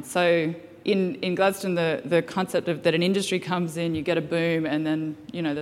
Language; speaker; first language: English; native; English